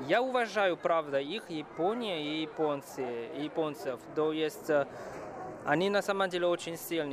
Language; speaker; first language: Russian; non-native, fluent; Chinese